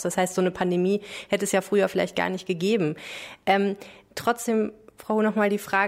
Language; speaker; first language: German; native; German